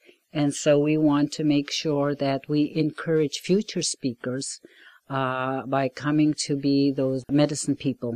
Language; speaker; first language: English; non-native, fluent; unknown